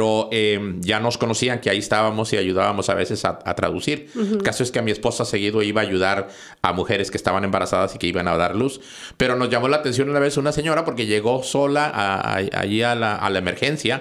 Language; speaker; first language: Spanish; native; Spanish